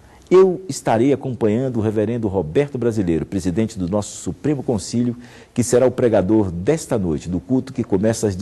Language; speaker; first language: Portuguese; native; Portuguese